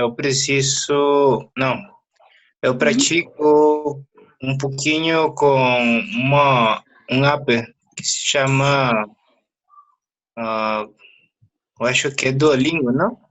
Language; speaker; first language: Portuguese; non-native, learner; Spanish